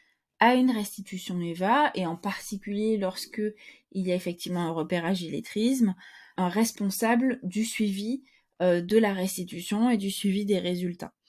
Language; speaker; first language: French; native; French